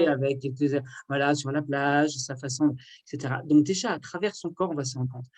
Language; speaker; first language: French; native; French